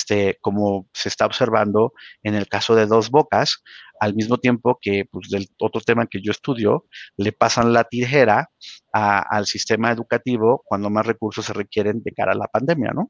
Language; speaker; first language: Spanish; native; Spanish